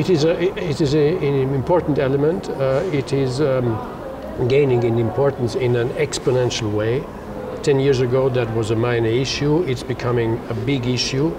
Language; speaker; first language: English; non-native, fluent; German